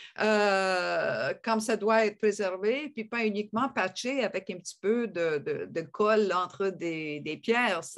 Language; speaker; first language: French; native; French